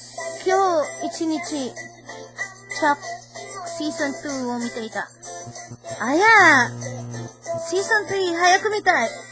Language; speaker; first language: Japanese; non-native, learner; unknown